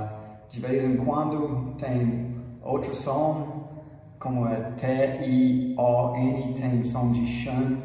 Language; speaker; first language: Portuguese; non-native, fluent; English